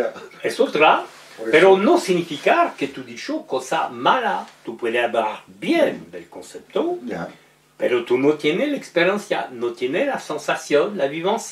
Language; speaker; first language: Spanish; non-native, learner; French